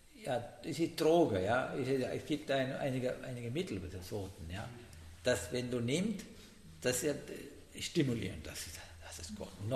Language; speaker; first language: German; non-native, learner; Sinhala